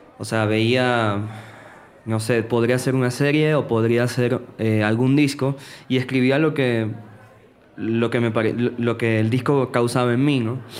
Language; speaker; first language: Spanish; native; Spanish